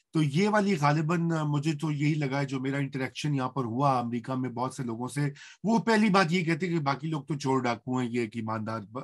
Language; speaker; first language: Urdu; native; Urdu